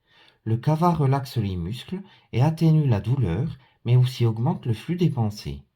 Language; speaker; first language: French; native; French